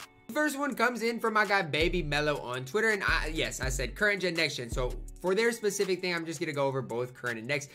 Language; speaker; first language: English; native; English